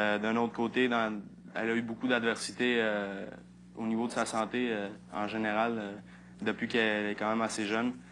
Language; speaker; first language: French; early bilingual, other home language; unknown